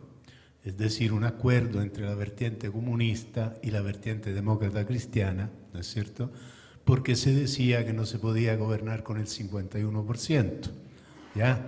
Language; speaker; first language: Spanish; non-native, fluent; Italian